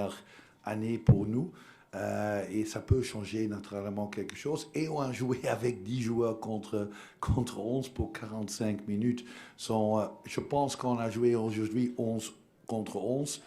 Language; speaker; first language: French; non-native, learner; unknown